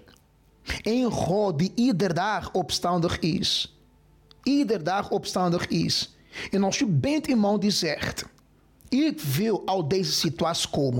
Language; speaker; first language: Dutch; non-native, fluent; Portuguese